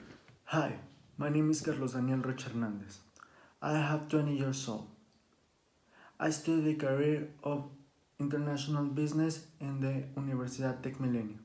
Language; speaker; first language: English; non-native, learner; Spanish